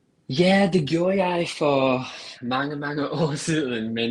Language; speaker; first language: Danish; non-native, fluent; English